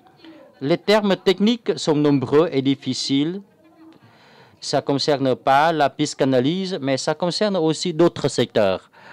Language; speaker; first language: French; non-native, fluent; Vietnamese